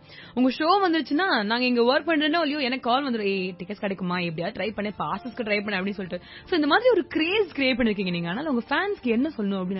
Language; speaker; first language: Tamil; native; Tamil